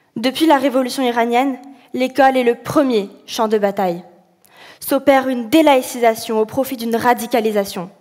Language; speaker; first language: French; early bilingual, other home language; Arabic